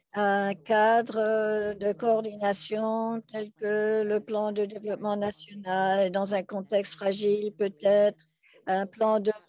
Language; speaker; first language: French; non-native, fluent; English